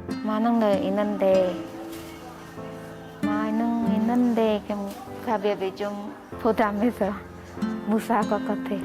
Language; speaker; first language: Korean; non-native, learner; Khmer